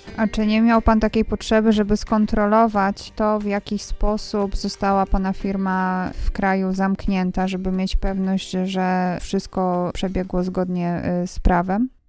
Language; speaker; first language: Polish; native; Polish